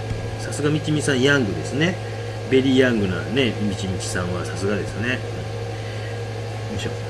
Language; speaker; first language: Japanese; native; Japanese